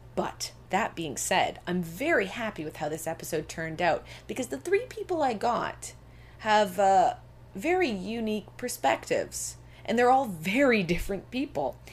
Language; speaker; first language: English; native; English